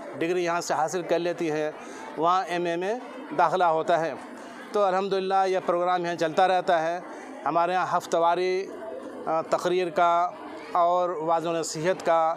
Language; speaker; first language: Urdu; native; Urdu